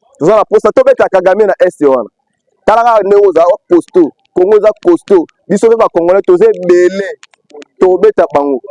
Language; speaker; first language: Lingala; native; Lingala